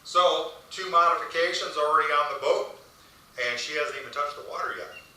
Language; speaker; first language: English; native; English